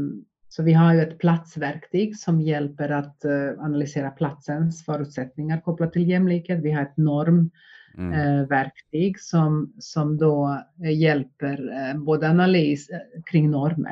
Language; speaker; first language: Swedish; native; Swedish